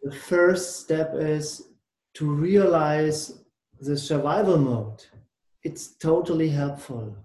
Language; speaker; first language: English; non-native, learner; German